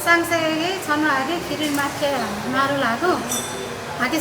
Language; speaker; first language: Korean; non-native, learner; Nepali